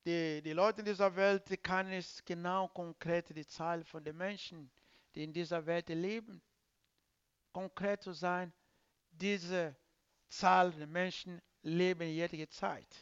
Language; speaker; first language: German; non-native, learner; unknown